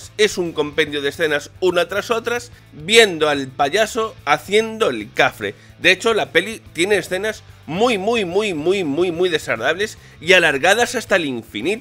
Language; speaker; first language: Spanish; native; Spanish